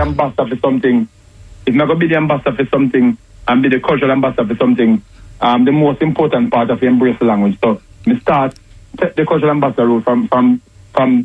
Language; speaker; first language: English; non-native, local second language; Jamaican Creole English